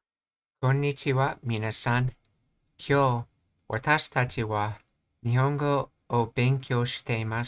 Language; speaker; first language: Japanese; non-native, learner; English